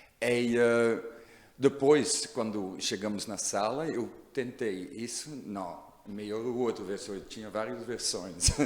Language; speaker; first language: Portuguese; non-native, learner; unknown